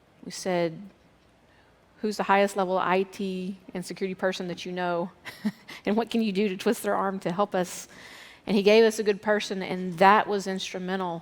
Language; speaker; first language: English; native; English